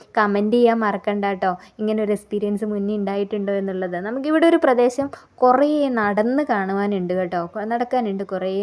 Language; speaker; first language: Malayalam; native; Malayalam